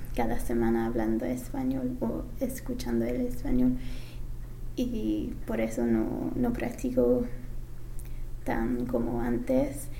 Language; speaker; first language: Spanish; non-native, fluent; English